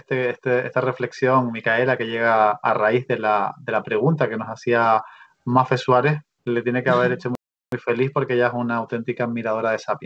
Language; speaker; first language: Spanish; native; Spanish